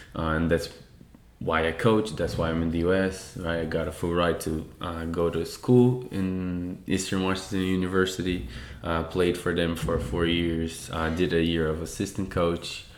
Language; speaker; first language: English; non-native, fluent; Portuguese